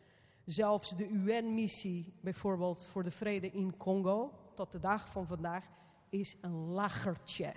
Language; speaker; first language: Dutch; non-native, fluent; Portuguese